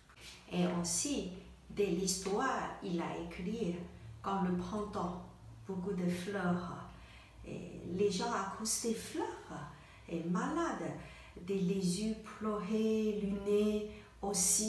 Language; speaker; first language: French; non-native, learner; Chinese